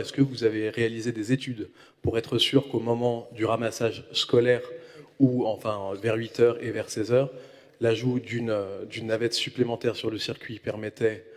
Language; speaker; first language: French; native; French